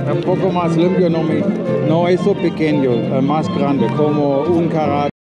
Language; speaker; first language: Spanish; non-native, learner; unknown